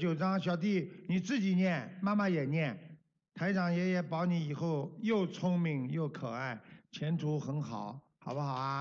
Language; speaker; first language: Chinese; native; Chinese